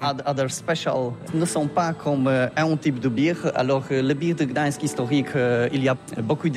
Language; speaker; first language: French; non-native, learner; Polish